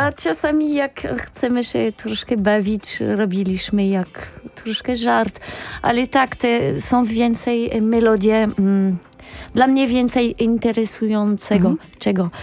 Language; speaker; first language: Polish; non-native, learner; French